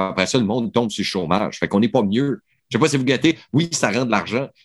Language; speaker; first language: French; native; French